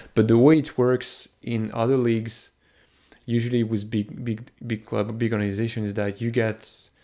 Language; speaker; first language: English; non-native, fluent; French